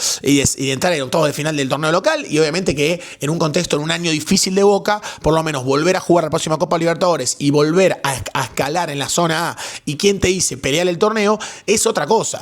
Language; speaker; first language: Spanish; native; Spanish